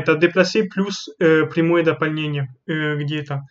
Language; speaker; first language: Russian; non-native, fluent; French